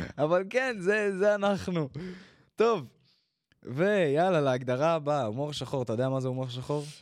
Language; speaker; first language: Hebrew; native; Hebrew